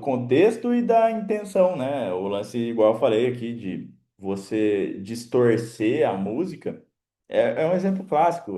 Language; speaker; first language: Portuguese; native; Portuguese